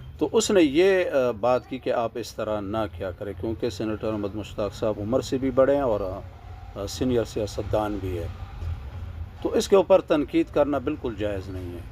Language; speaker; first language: Urdu; non-native, local second language; Pashto